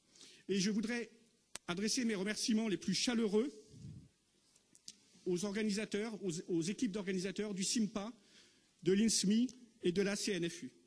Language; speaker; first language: French; native; French